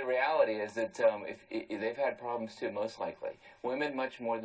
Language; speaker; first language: English; native; English